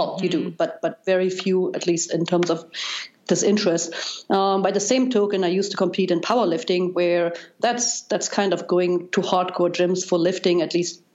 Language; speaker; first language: English; non-native, fluent; German